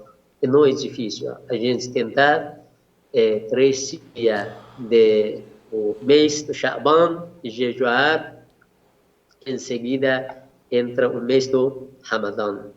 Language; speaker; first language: Portuguese; non-native, learner; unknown